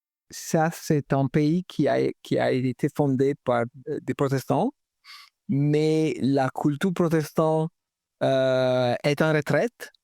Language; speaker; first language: French; non-native, fluent; Italian